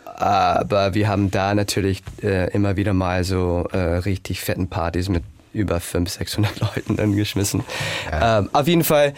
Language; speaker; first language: German; non-native, fluent; English